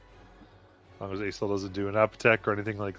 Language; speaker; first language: English; native; English